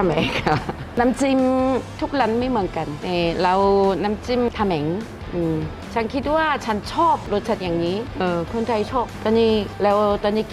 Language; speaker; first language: Thai; non-native, learner; Korean